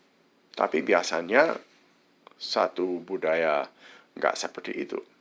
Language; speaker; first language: Indonesian; non-native, fluent; English